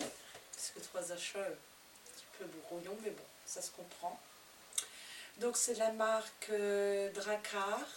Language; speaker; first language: French; native; French